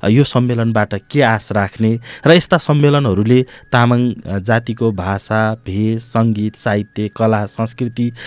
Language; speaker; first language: Nepali; native; Nepali